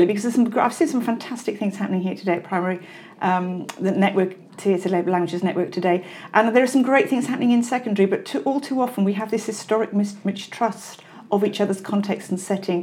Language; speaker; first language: English; native; English